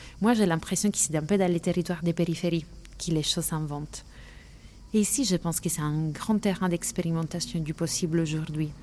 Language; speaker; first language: French; non-native, fluent; Italian